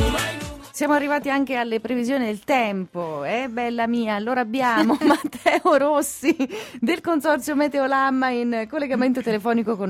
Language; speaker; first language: Italian; native; Italian